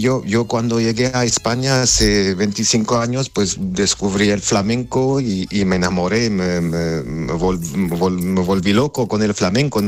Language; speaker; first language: Spanish; non-native, fluent; Armenian